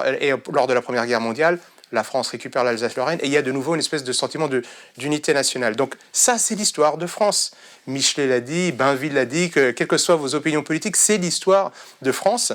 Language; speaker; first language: French; early bilingual, other home language; Serbian